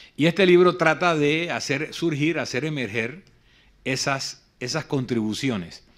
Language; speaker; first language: Spanish; native; Spanish